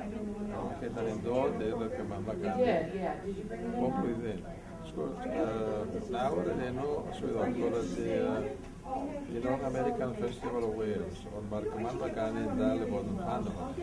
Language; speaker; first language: Welsh; non-native, fluent; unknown